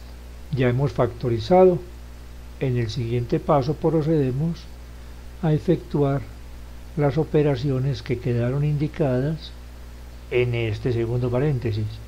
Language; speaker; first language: Spanish; native; Spanish